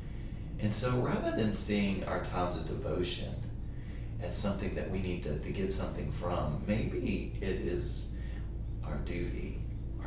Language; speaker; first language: English; native; English